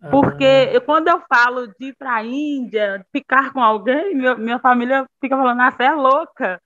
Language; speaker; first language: Portuguese; native; Portuguese